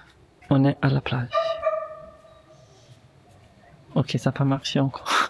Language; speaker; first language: French; non-native, fluent; Portuguese